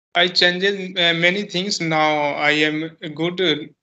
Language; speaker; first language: English; non-native, local second language; Hindi